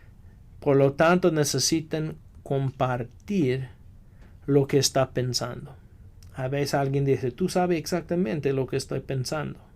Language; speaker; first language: Spanish; non-native, fluent; English